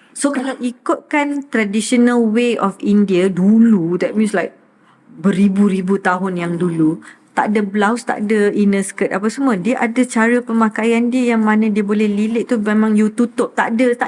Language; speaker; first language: Malay; non-native, local second language; Tamil